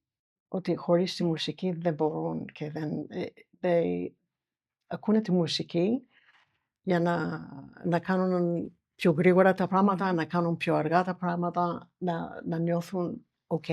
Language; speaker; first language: Greek; non-native, fluent; English